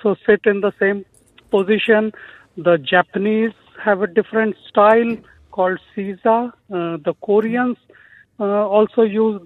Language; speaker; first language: English; non-native, local second language; Marathi